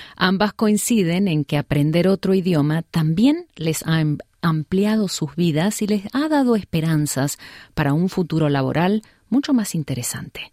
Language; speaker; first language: Spanish; native; Spanish